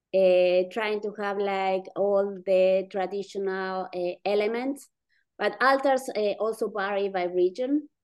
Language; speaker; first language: English; non-native, fluent; Spanish